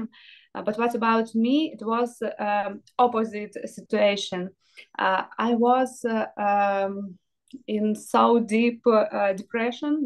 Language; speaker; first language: English; non-native, learner; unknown